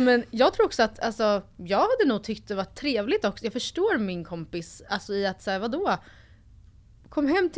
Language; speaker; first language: Swedish; native; Swedish